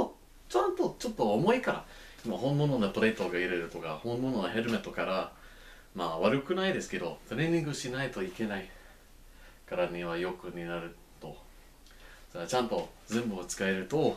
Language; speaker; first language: Japanese; non-native, learner; English